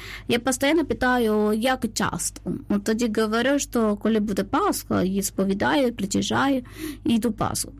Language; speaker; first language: Ukrainian; non-native, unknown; Malayalam